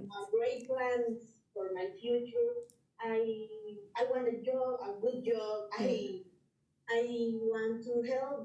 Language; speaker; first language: English; non-native, learner; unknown